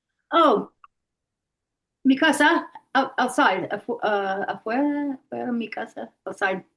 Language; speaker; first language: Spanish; non-native, learner; English